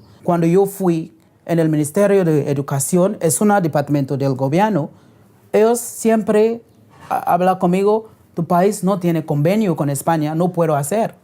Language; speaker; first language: Spanish; non-native, local second language; English